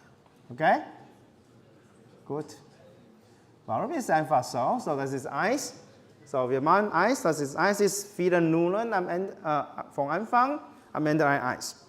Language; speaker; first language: German; non-native, learner; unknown